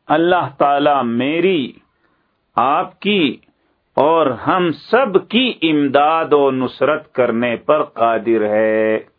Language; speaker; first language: Urdu; native; Urdu